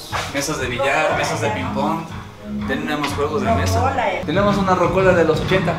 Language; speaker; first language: Spanish; native; Spanish